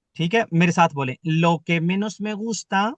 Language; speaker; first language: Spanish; non-native, fluent; Urdu